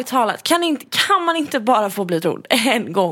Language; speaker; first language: Swedish; native; Swedish